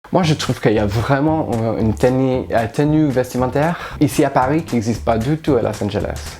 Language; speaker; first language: French; non-native, fluent; English